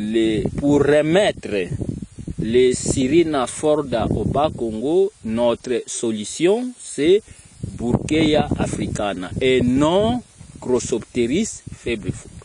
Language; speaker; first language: French; non-native, local second language; Kongo